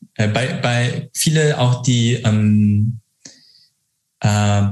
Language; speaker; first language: German; native; German